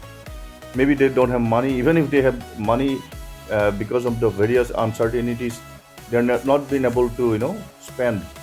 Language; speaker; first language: English; non-native, local second language; Assamese